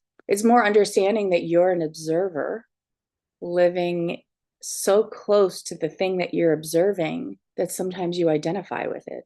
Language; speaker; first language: English; native; English